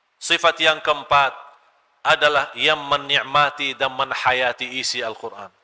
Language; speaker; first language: Malay; non-native, fluent; Arabic